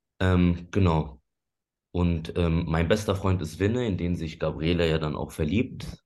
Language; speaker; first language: German; early bilingual, other home language; Persian